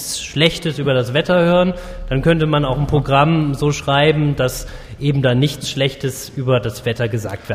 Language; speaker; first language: German; native; German